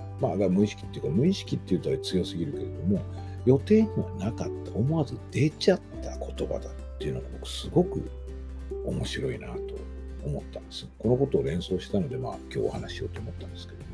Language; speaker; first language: Japanese; native; Japanese